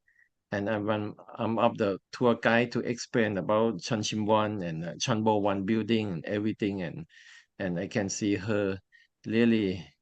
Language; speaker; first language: English; non-native, learner; Thai